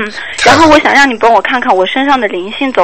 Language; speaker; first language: Chinese; native; Chinese